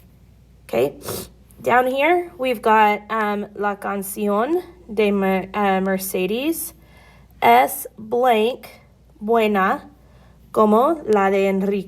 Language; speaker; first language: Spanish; non-native, fluent; English